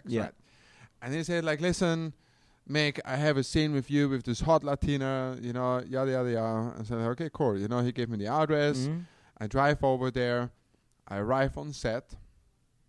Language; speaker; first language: English; non-native, fluent; German